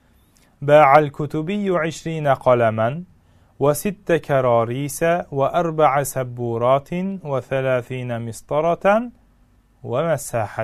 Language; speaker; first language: Arabic; non-native, fluent; Uzbek